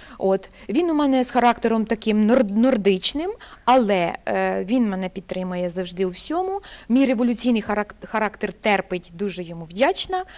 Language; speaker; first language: Ukrainian; native; Ukrainian